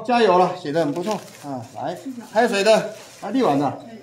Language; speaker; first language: Chinese; native; Chinese